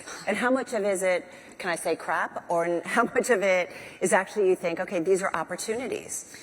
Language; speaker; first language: English; native; English